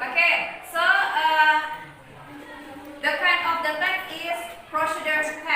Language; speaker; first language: English; non-native, learner; Indonesian